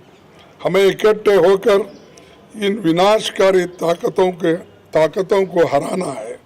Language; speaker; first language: Hindi; non-native, local second language; Kannada